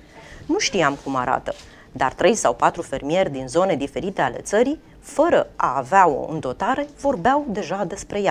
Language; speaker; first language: Romanian; native; Romanian